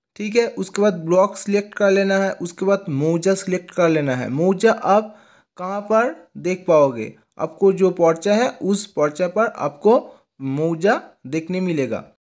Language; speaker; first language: Hindi; non-native, local second language; Bangla